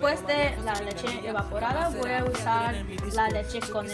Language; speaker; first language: Spanish; non-native, learner; English